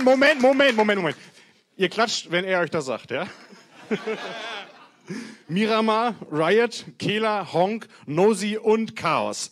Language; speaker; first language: German; native; German